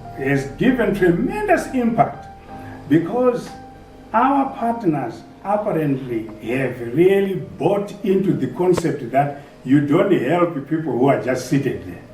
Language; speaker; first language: English; non-native, local second language; Shona